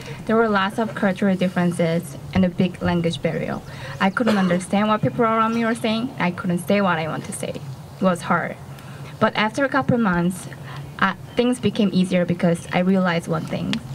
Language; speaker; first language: English; non-native, fluent; Korean